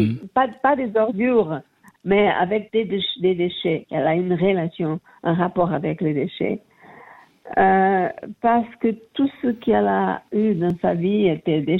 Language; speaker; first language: French; non-native, learner; Portuguese